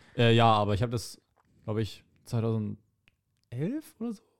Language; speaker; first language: German; native; German